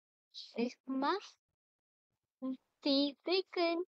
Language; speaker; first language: German; non-native, learner; Malay